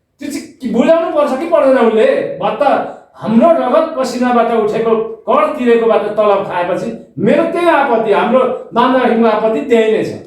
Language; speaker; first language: Nepali; non-native, local second language; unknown